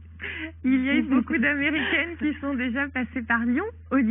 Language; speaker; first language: French; native; French